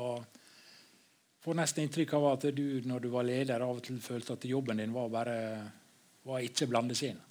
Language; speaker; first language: Norwegian; native; Norwegian